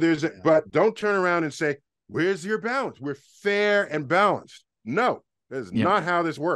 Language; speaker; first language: English; native; English